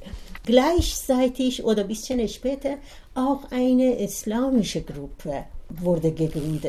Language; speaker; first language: German; non-native, learner; Persian